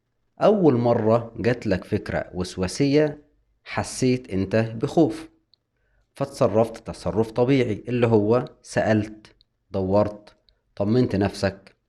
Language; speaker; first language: Arabic; native; Arabic